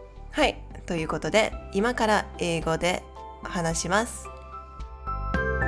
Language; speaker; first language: Japanese; non-native, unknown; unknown